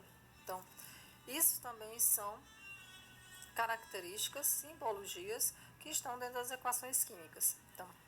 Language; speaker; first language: Portuguese; native; Portuguese